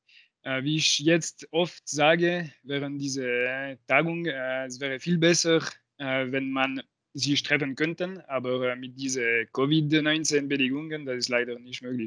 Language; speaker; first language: German; non-native, local second language; French